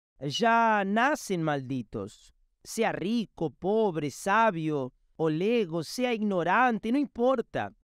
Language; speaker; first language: Spanish; non-native, fluent; Portuguese